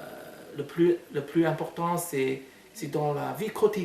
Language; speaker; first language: French; non-native, fluent; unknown